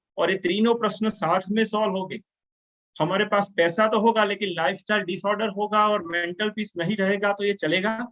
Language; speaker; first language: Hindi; non-native, local second language; Gujarati